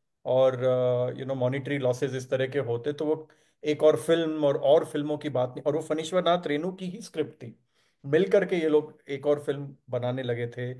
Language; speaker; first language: Hindi; native; Hindi